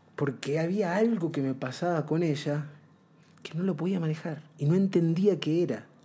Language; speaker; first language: Spanish; native; Spanish